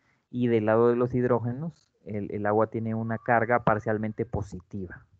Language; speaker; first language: Spanish; native; Spanish